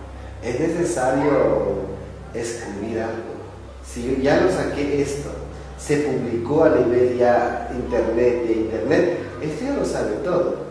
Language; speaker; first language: Spanish; non-native, local second language; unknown